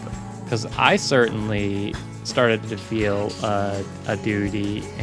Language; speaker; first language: English; native; English